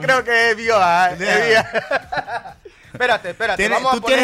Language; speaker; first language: Spanish; early bilingual, heritage; Spanish